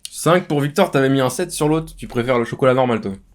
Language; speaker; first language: French; native; French